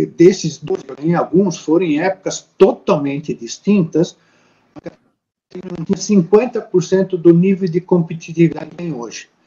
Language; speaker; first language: Portuguese; native; Portuguese